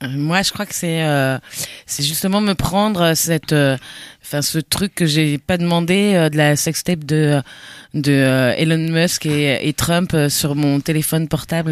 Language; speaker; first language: French; native; French